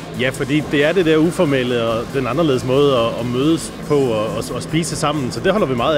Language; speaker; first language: Danish; native; Danish